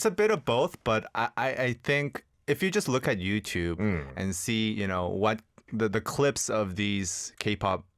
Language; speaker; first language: English; early bilingual, other home language; Korean